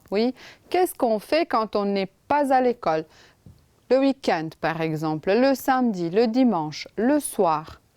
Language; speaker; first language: French; non-native, fluent; Romanian